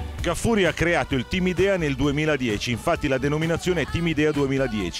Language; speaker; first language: Italian; native; Italian